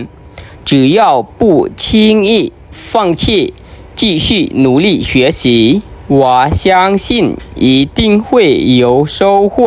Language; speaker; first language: Chinese; non-native, fluent; Khmer